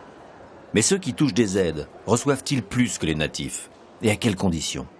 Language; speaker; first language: French; native; French